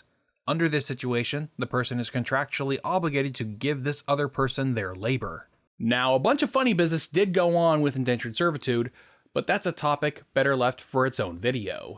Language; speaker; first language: English; native; English